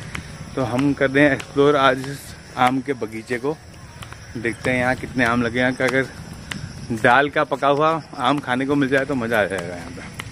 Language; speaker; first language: Hindi; native; Hindi